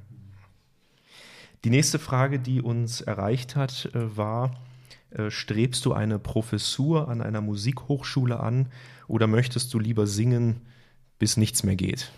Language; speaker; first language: German; native; German